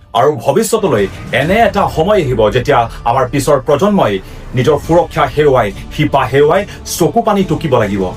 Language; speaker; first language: Assamese; non-native, local second language; Karbi